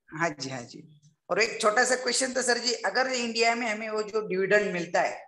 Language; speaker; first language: Hindi; non-native, local second language; Marathi